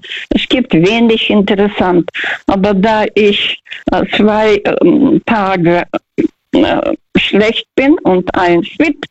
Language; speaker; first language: German; non-native, fluent; Russian